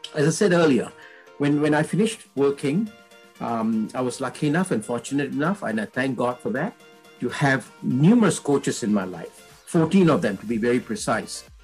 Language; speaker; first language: English; non-native, local second language; Tamil